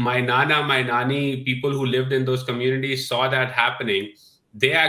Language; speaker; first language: English; non-native, local second language; Urdu